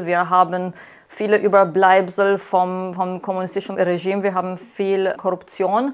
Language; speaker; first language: German; non-native, fluent; Romanian